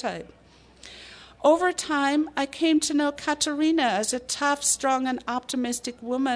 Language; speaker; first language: English; native; English